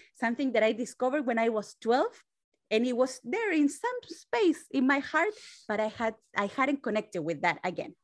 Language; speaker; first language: English; non-native, fluent; Spanish